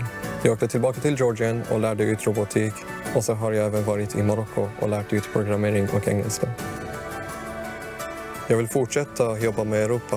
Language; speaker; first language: Swedish; early bilingual, other home language; Persian